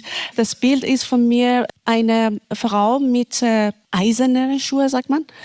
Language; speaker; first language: German; non-native, learner; Persian